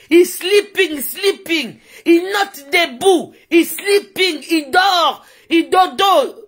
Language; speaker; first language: English; non-native, learner; Lingala